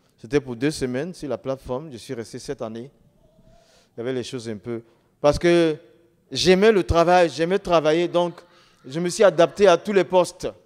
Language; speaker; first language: French; non-native, local second language; Dyula